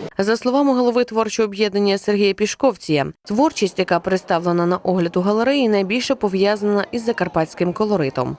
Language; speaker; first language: Ukrainian; native; Ukrainian